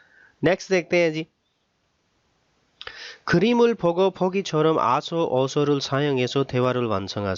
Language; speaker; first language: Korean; non-native, fluent; Urdu